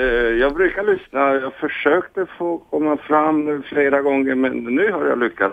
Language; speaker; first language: Swedish; non-native, fluent; Hungarian